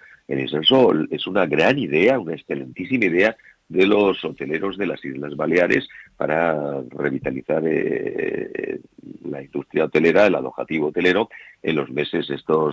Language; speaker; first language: Spanish; native; Spanish